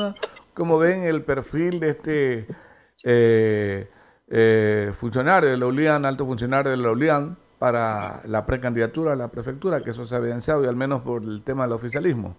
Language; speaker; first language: Spanish; native; Spanish